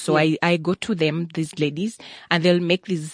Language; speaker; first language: English; non-native, local second language; Ganda